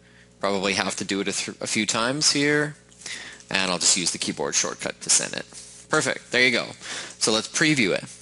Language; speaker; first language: English; native; English